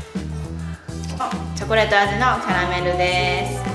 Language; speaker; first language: Japanese; native; Japanese